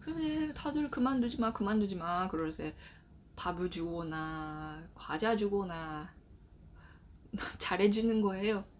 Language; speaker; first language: Korean; non-native, learner; Japanese